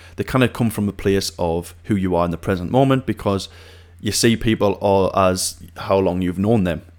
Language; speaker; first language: English; native; English